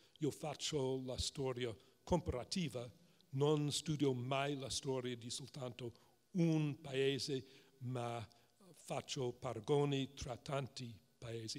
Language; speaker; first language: Italian; non-native, fluent; English